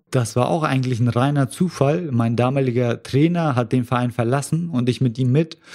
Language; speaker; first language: German; early bilingual, other home language; Russian